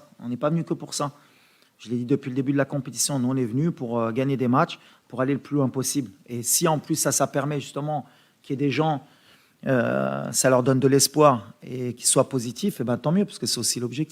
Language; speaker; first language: French; native; French